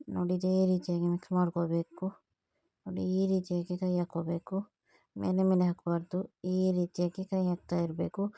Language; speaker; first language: Kannada; non-native, local second language; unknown